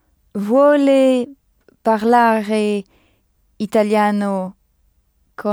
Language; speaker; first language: Italian; non-native, learner; French